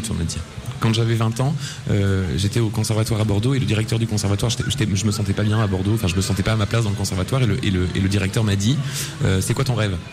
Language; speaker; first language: French; native; French